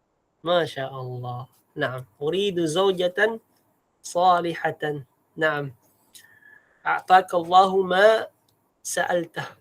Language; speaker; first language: Arabic; non-native, fluent; Filipino